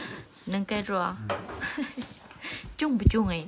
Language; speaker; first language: Chinese; non-native, fluent; Lao